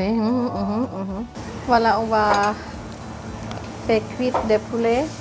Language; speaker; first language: French; non-native, learner; Thai